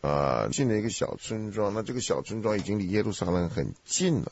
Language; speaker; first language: Chinese; native; Chinese